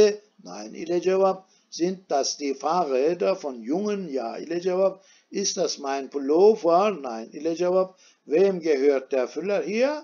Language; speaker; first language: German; non-native, fluent; Turkish